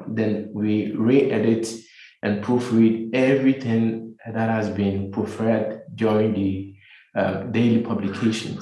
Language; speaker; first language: English; non-native, local second language; Akan